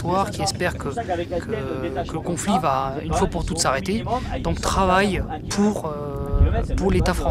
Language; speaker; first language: French; native; French